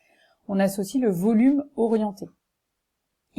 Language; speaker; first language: French; native; French